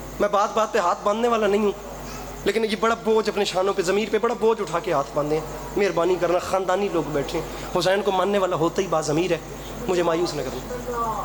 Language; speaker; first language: Urdu; non-native, local second language; Punjabi